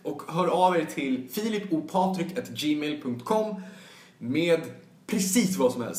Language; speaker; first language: Swedish; native; Swedish